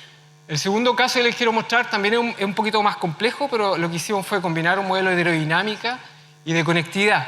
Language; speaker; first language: Spanish; native; Spanish